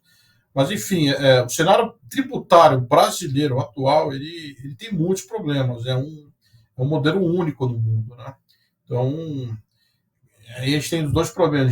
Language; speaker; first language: Portuguese; native; Portuguese